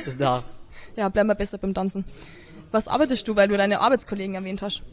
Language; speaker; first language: German; native; German